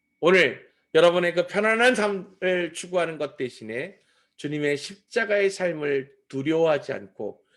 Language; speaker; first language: Korean; native; Korean